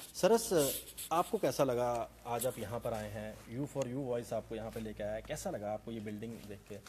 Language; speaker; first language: Hindi; native; Hindi